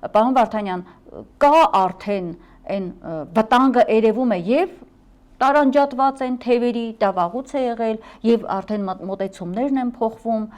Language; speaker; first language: Armenian; native; Armenian